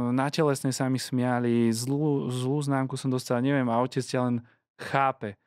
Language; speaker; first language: Slovak; native; Slovak